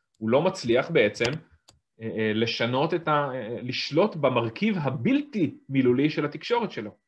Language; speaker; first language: Hebrew; native; Hebrew